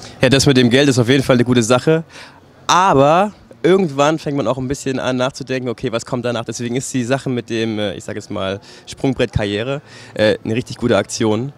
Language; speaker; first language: German; native; German